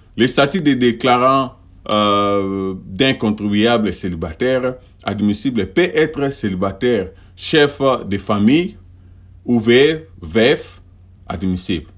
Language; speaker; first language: French; non-native, local second language; Lingala